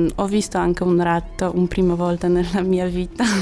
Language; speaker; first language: Italian; non-native, learner; Polish